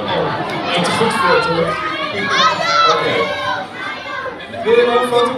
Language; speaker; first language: Dutch; native; Dutch